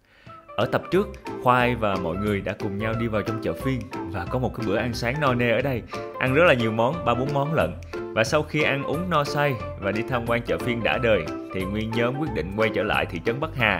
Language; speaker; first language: Vietnamese; native; Vietnamese